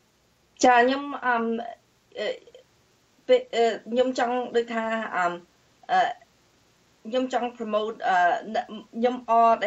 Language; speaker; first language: Khmer; early bilingual, heritage; Khmer